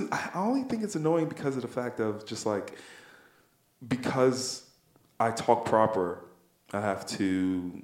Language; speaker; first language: English; native; English